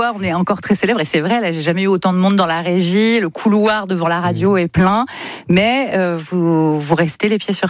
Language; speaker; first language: French; native; French